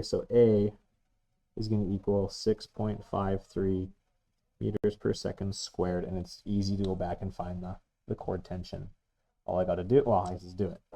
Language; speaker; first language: English; native; English